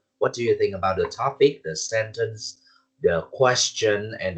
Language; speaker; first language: English; non-native, learner; Vietnamese